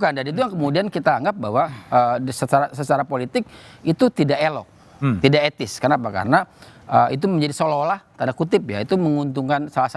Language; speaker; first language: Indonesian; native; Indonesian